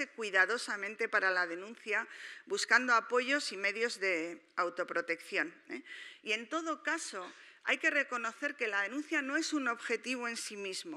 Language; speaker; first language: Spanish; native; Spanish